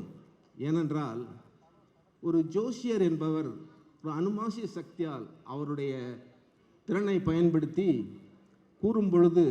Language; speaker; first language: Tamil; native; Tamil